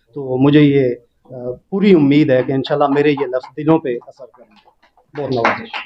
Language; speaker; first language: Urdu; non-native, local second language; Pahari-Potwari